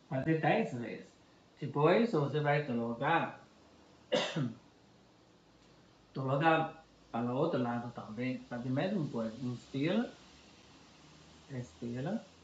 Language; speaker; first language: Portuguese; non-native, fluent; Chinese